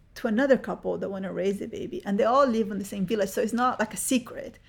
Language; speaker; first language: English; early bilingual, other home language; Spanish